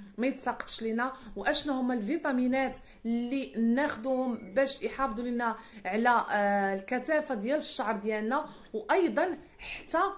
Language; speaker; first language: Arabic; native; Arabic